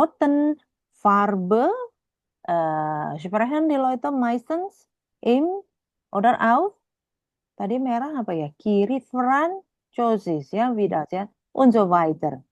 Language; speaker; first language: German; non-native, fluent; Indonesian